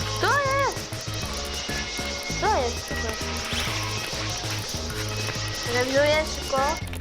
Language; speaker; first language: Polish; early bilingual, other home language; Ukrainian